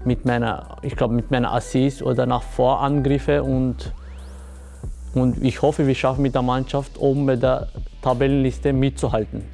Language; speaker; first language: German; early bilingual, other home language; Turkish